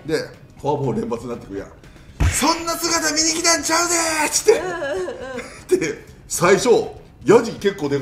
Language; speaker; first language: Japanese; native; Japanese